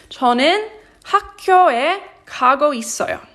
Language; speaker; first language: Korean; non-native, fluent; English